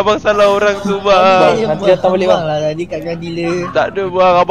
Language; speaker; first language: Malay; native; Malay